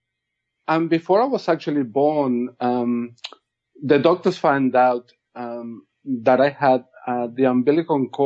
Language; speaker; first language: English; non-native, fluent; Spanish